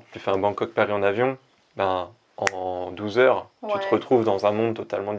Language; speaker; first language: French; native; French